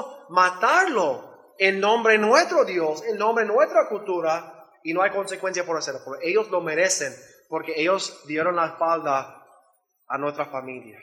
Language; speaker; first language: Spanish; non-native, learner; English